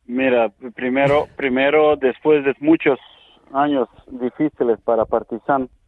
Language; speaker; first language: Spanish; non-native, learner; Serbian